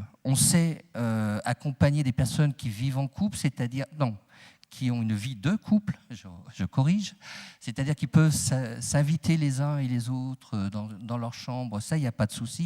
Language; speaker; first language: French; native; French